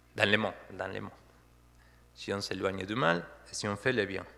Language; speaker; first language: French; non-native, fluent; Spanish